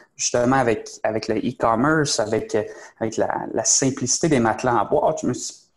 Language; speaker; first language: French; native; French